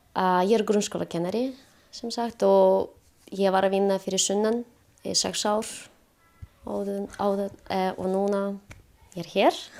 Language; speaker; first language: Icelandic; non-native, learner; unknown